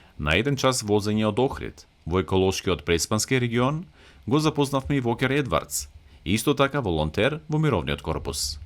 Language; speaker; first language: Macedonian; native; Macedonian